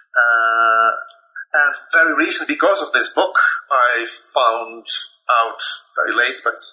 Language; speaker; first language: English; non-native, fluent; Dutch